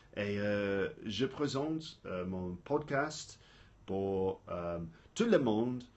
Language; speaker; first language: French; non-native, learner; English